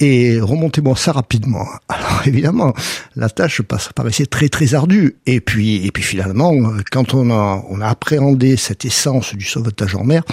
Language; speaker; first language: French; native; French